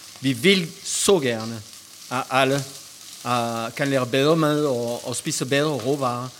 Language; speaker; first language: Danish; non-native, fluent; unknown